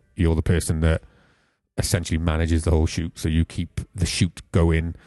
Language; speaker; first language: English; native; English